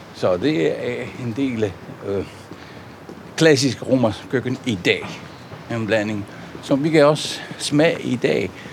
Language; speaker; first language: Danish; non-native, fluent; Italian